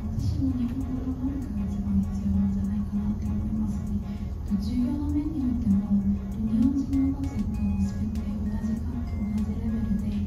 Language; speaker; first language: Japanese; non-native, fluent; Korean